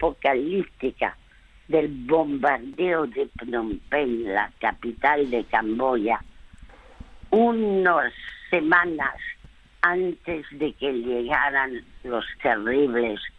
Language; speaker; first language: Spanish; early bilingual, other home language; French